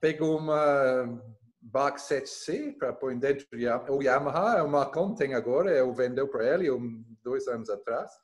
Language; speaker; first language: Portuguese; non-native, learner; English